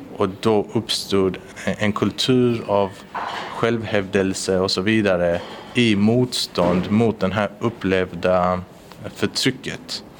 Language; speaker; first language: Swedish; early bilingual, other home language; Persian